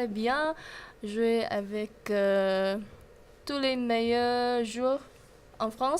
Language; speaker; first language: French; non-native, learner; Chinese